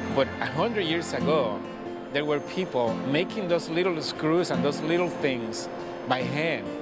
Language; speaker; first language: English; non-native, fluent; Spanish